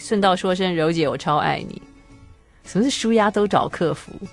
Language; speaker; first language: Chinese; native; Chinese